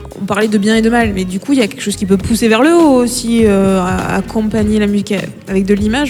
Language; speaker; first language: French; native; French